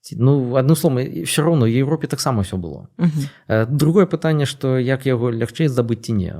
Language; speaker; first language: Belarusian; non-native, local second language; Russian